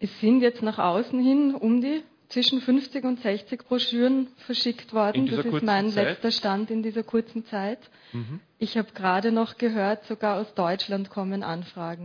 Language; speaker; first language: German; native; German